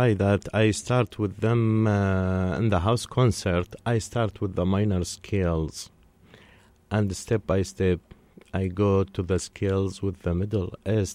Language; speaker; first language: English; non-native, learner; Arabic